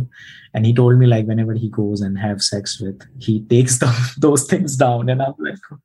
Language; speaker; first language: English; non-native, local second language; Hindi